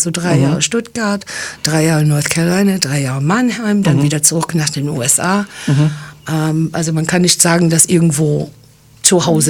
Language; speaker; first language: German; early bilingual, other home language; English